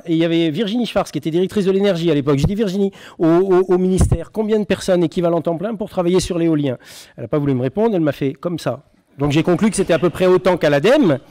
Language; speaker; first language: French; native; French